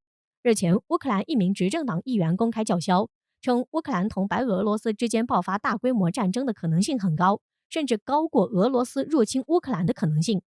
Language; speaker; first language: Chinese; native; Chinese